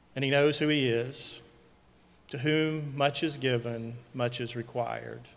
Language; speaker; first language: English; native; English